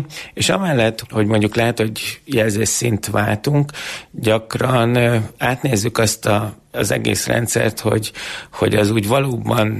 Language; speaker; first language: Hungarian; native; Hungarian